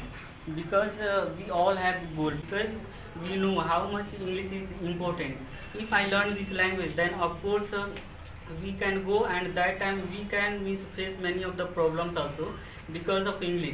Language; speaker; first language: English; non-native, local second language; Hindi